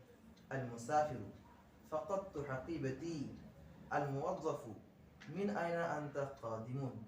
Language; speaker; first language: Arabic; non-native, learner; Bangla